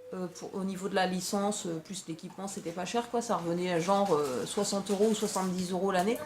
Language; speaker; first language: French; native; French